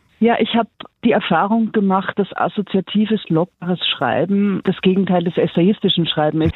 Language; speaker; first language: German; native; German